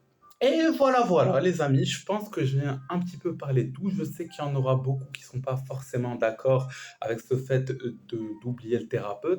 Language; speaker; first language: French; native; French